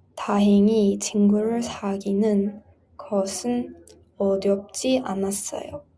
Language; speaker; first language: Korean; non-native, learner; English